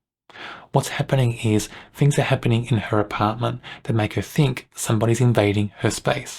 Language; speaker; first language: English; native; English